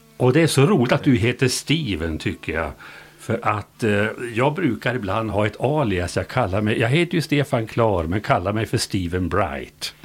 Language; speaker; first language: Swedish; native; Swedish